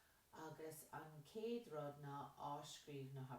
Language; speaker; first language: Irish; non-native, local second language; English